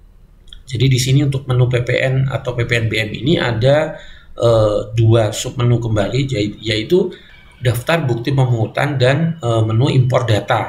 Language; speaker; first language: Indonesian; native; Indonesian